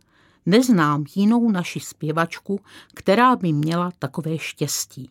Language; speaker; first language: Czech; native; Czech